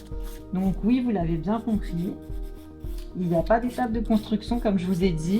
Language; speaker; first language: French; native; French